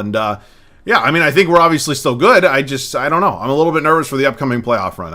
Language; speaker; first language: English; native; English